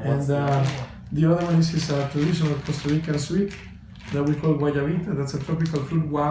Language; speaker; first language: English; non-native, fluent; Spanish